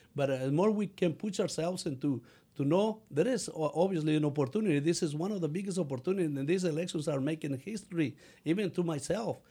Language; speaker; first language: English; non-native, fluent; Spanish